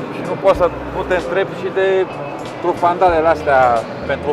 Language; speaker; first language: Romanian; native; Romanian